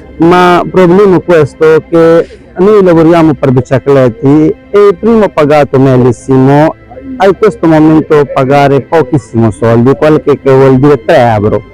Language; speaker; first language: Italian; non-native, learner; Urdu